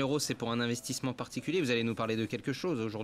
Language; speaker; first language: French; native; French